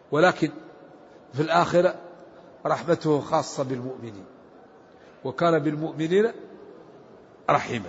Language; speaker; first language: Arabic; native; Arabic